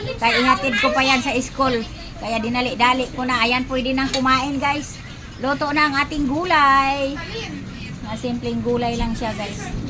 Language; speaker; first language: Filipino; non-native, local second language; Cebuano